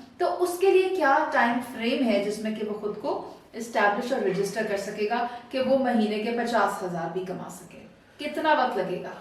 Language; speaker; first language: Urdu; native; Urdu